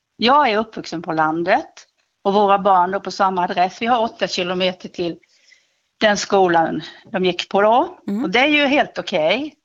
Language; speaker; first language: Swedish; native; Swedish